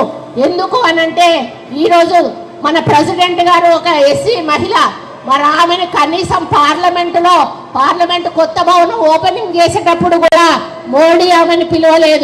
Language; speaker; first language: Telugu; native; Telugu